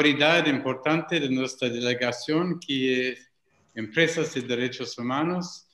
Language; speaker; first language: Spanish; non-native, learner; English